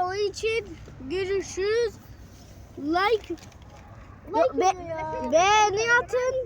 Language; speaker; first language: Turkish; early bilingual, heritage; Turkish